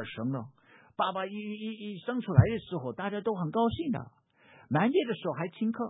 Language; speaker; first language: Chinese; non-native, fluent; English